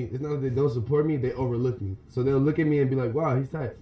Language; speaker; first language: English; native; English